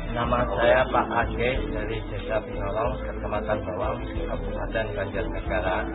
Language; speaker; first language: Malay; non-native, local second language; Javanese